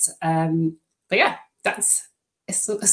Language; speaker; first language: English; non-native, fluent; Dutch